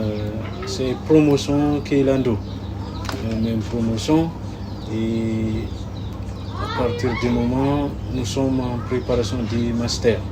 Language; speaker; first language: French; non-native, local second language; Malagasy